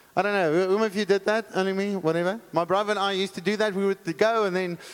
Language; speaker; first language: English; non-native, local second language; Afrikaans